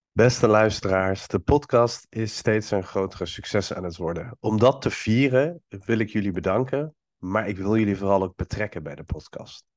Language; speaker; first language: Dutch; early bilingual, other home language; Persian